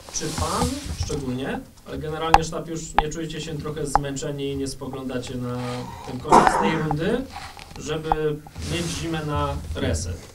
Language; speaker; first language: Polish; native; Polish